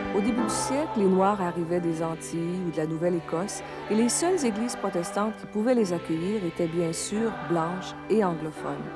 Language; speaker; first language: French; native; French